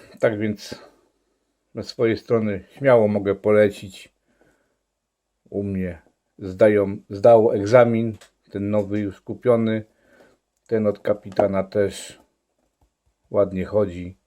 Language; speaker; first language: Polish; native; Polish